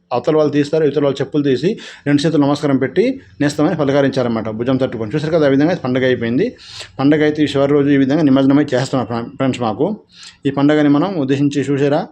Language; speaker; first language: Telugu; non-native, local second language; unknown